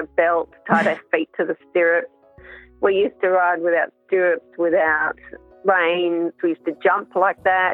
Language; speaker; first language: English; native; English